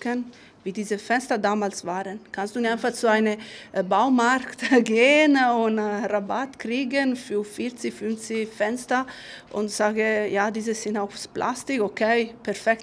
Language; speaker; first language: German; non-native, fluent; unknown